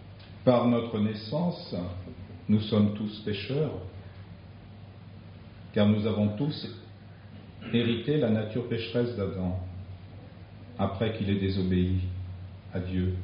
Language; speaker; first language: French; native; French